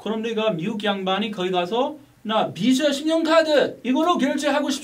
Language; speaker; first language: Korean; non-native, fluent; English